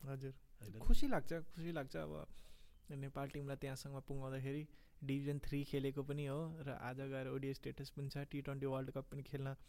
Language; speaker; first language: Nepali; early bilingual, heritage; Nepali